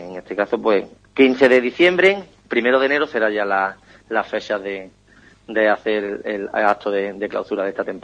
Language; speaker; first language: Spanish; native; Spanish